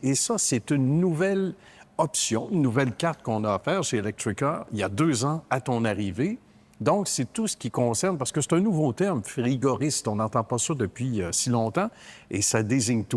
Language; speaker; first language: French; native; French